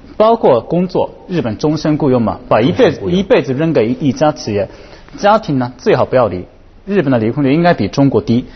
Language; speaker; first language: Chinese; non-native, fluent; Japanese